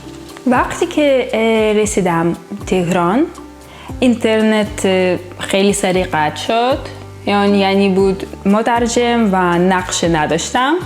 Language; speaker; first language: Persian; non-native, learner; Russian